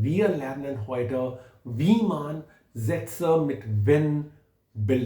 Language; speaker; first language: German; non-native, fluent; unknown